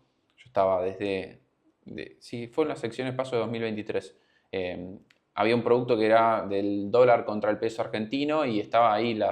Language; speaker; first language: Spanish; native; Spanish